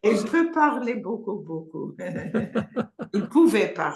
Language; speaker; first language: French; non-native, learner; English